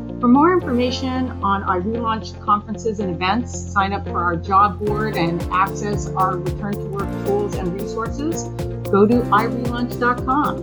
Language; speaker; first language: English; native; English